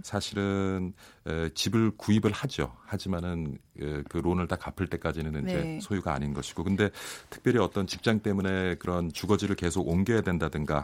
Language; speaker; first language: Korean; native; Korean